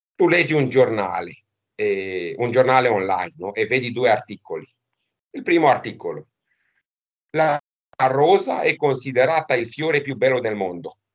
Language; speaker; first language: Italian; non-native, fluent; Romanian